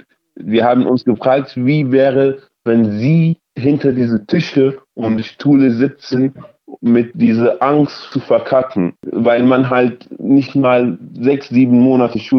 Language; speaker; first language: German; early bilingual, other home language; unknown